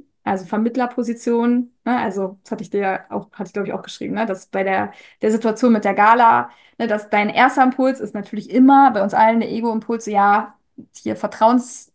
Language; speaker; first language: German; native; German